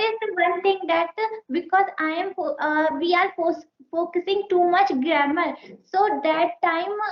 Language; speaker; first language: English; non-native, learner; Hindi